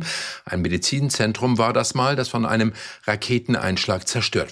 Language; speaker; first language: German; native; German